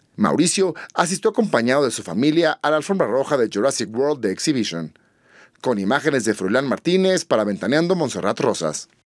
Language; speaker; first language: Spanish; native; Spanish